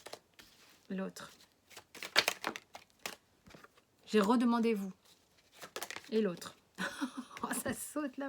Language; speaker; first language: French; native; French